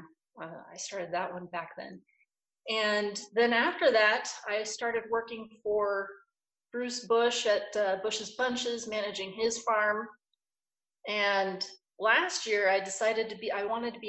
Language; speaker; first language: English; native; English